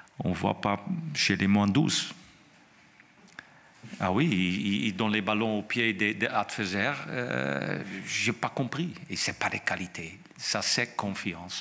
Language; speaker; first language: French; non-native, fluent; Dutch